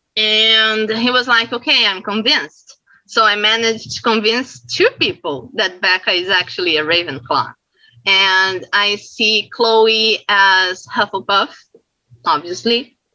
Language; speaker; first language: English; non-native, fluent; Portuguese